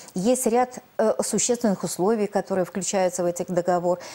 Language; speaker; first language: Russian; native; Russian